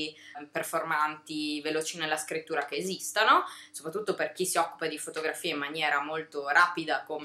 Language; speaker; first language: Italian; native; Italian